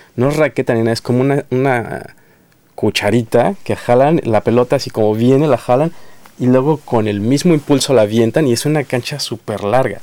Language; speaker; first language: Spanish; native; Spanish